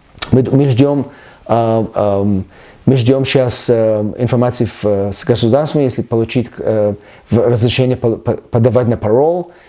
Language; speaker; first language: Russian; early bilingual, heritage; Russian